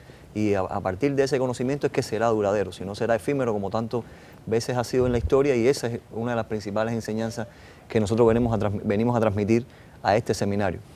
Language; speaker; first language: Spanish; native; Spanish